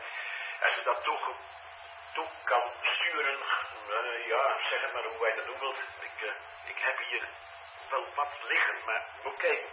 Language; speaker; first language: Dutch; native; Dutch